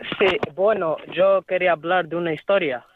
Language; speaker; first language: Spanish; non-native, learner; Arabic